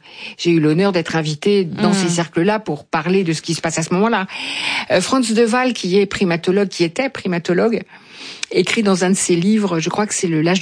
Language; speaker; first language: French; native; French